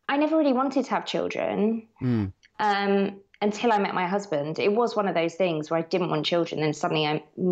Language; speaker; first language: English; native; English